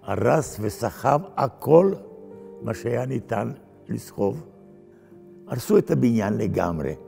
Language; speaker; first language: Hebrew; non-native, fluent; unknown